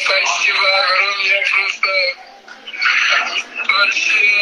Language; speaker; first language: Russian; non-native, learner; Tajik